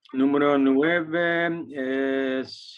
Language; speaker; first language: Spanish; non-native, learner; English